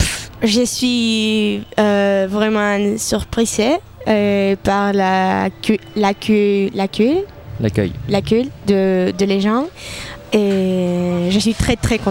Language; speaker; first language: French; non-native, learner; Spanish